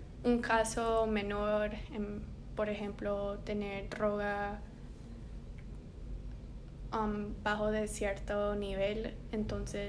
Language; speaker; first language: Spanish; early bilingual, heritage; Spanish